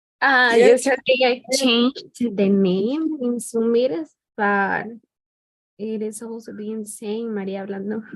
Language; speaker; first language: English; non-native, learner; Spanish